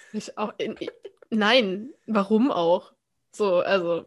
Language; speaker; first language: German; native; German